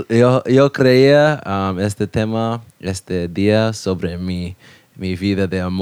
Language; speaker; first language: Spanish; non-native, learner; English